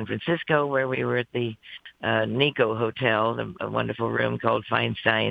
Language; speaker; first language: English; native; English